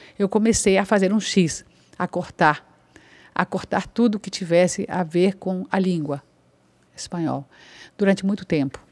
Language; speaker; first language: Portuguese; non-native, fluent; Spanish